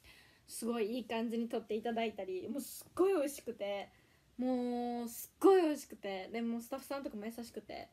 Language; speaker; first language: Japanese; native; Japanese